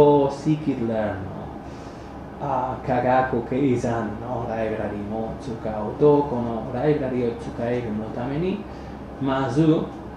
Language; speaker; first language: Japanese; non-native, fluent; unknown